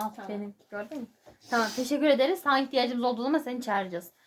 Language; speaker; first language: Turkish; native; Turkish